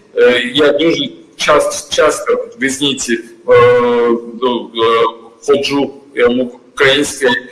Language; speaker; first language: Ukrainian; non-native, learner; Georgian